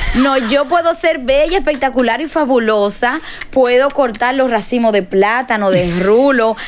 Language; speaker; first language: Spanish; native; Spanish